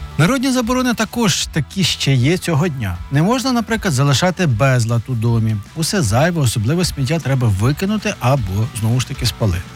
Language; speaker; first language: Ukrainian; native; Ukrainian